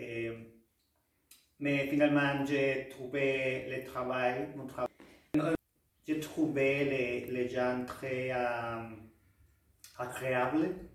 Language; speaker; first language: French; non-native, learner; Spanish